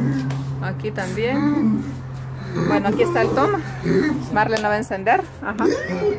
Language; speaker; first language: Spanish; native; Spanish